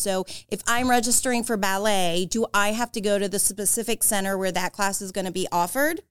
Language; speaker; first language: English; native; English